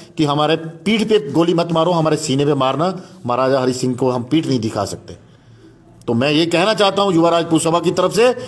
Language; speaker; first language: Hindi; non-native, local second language; Dogri